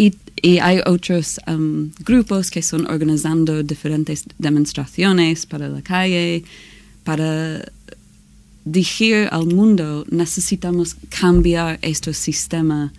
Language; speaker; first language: Spanish; non-native, learner; English